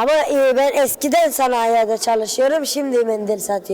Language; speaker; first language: Turkish; early bilingual, other home language; Arabic